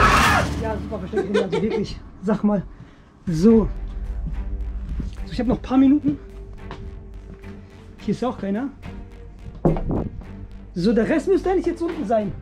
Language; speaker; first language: German; native; German